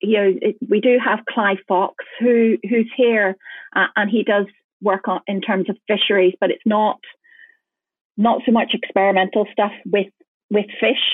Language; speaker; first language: English; native; English